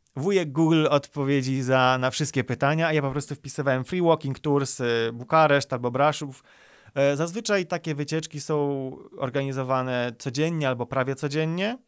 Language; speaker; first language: Polish; native; Polish